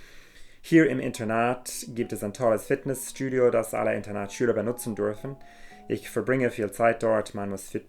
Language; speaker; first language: German; non-native, fluent; English